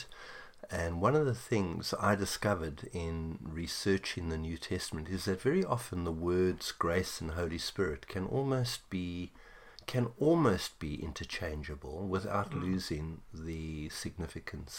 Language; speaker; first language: English; native; English